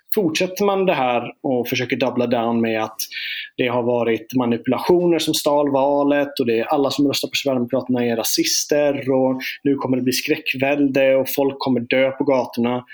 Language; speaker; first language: Swedish; native; Swedish